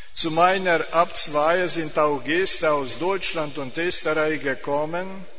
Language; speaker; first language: German; non-native, fluent; Slovenian